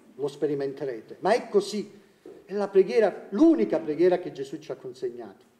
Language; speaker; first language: Italian; native; Italian